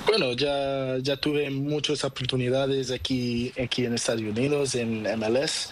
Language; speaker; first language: Spanish; non-native, learner; Portuguese